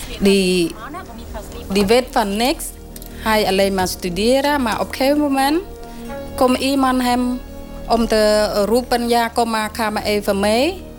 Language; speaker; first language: Dutch; non-native, learner; Khmer